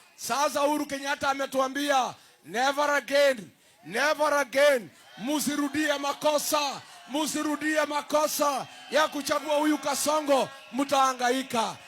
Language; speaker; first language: Swahili; non-native, local second language; Kikuyu